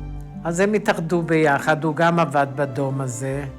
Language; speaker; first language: Hebrew; early bilingual, other home language; Romany